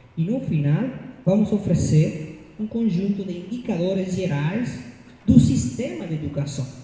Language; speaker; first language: Portuguese; non-native, fluent; Spanish